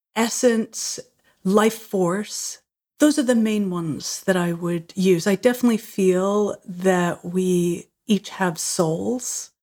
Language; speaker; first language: English; native; English